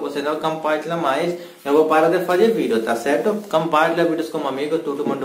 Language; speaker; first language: Portuguese; non-native, learner; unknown